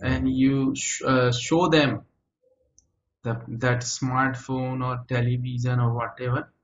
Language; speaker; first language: English; non-native, local second language; Hindi